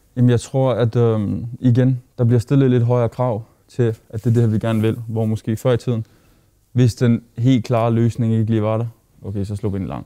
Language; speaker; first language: Danish; native; Danish